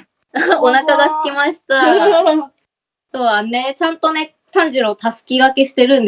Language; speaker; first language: Japanese; native; Japanese